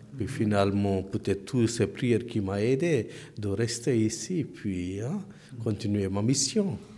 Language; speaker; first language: French; non-native, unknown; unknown